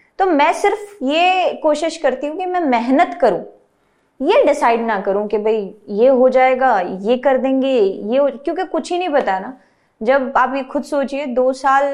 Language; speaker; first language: Hindi; native; Hindi